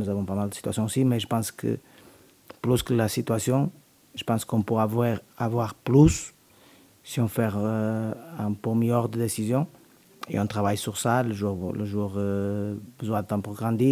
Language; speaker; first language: French; non-native, learner; Portuguese